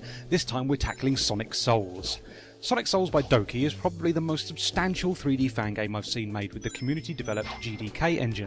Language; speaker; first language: English; native; English